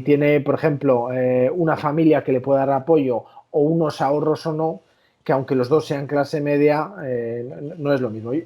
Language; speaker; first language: Spanish; native; Spanish